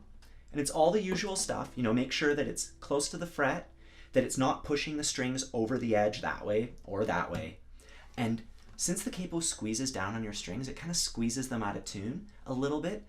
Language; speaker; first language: English; native; English